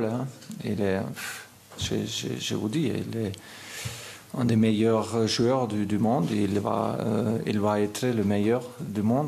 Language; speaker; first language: French; non-native, fluent; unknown